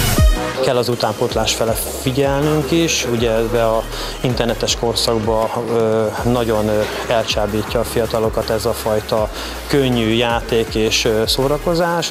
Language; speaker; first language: Hungarian; native; Hungarian